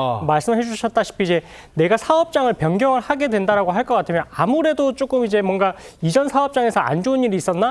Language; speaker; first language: Korean; native; Korean